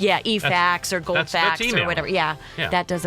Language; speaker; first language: English; native; English